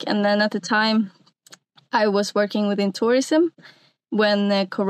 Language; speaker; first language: English; non-native, fluent; Norwegian